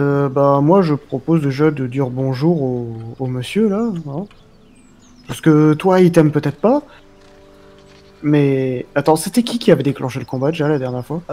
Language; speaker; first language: French; native; French